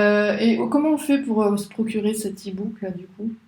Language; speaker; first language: French; native; French